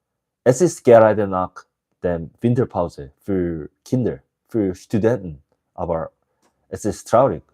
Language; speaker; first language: German; non-native, learner; English